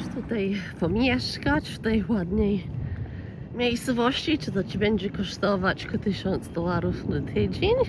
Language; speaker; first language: Polish; early bilingual, heritage; Polish